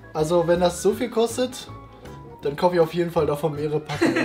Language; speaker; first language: German; native; German